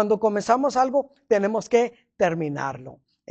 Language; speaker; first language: Spanish; early bilingual, heritage; Spanish